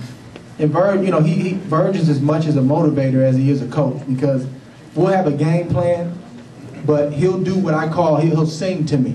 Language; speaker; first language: English; native; English